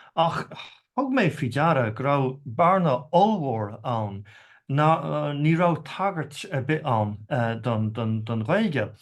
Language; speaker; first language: Irish; non-native, local second language; English